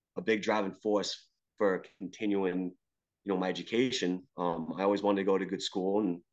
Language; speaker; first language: English; native; English